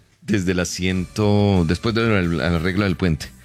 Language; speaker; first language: Spanish; native; Spanish